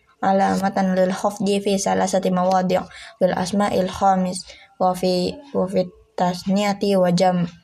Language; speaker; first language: Arabic; non-native, learner; Indonesian